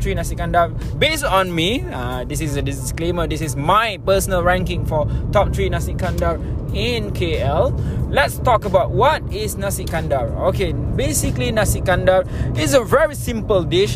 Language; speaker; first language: English; non-native, local second language; Malay